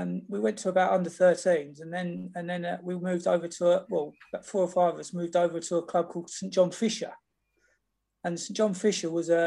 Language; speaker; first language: English; native; English